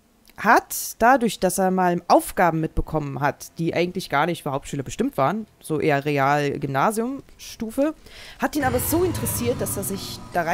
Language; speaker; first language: German; native; German